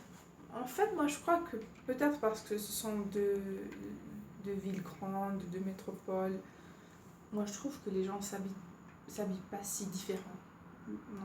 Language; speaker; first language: French; non-native, fluent; Spanish